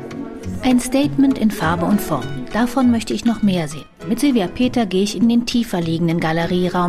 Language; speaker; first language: German; native; German